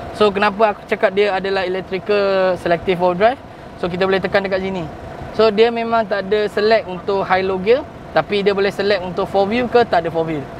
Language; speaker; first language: Malay; non-native, local second language; Chinese